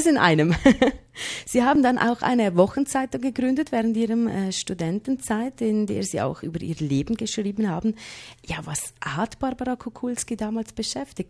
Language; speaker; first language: German; native; German